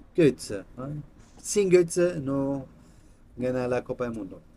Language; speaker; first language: Spanish; non-native, learner; German